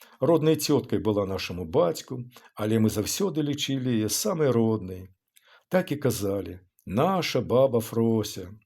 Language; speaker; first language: Belarusian; native; Belarusian